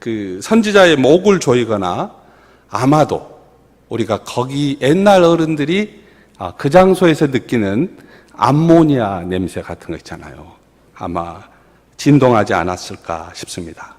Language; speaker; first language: Korean; native; Korean